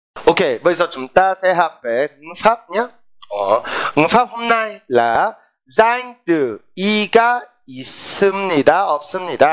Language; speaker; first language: Vietnamese; non-native, fluent; Korean